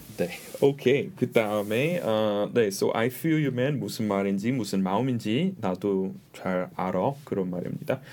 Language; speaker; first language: Korean; non-native, fluent; English